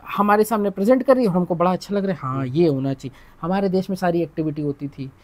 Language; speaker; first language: Hindi; native; Hindi